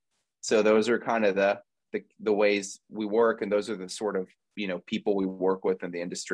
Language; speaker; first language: English; native; English